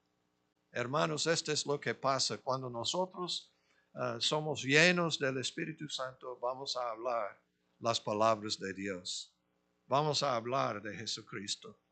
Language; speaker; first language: Spanish; non-native, fluent; English